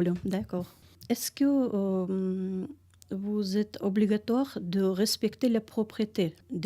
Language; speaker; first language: French; non-native, learner; Russian